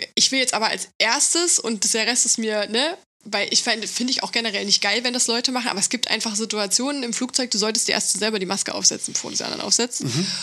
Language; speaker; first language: German; native; German